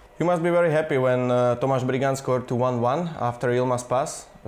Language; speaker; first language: English; non-native, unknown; Slovak